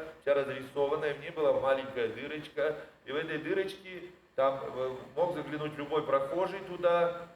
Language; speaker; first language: Russian; native; Russian